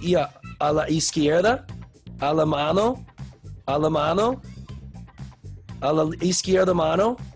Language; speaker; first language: Spanish; non-native, learner; English